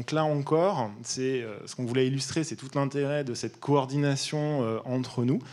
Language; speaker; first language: French; native; French